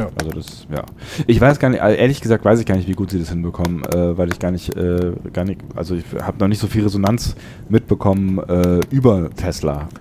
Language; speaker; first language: German; native; German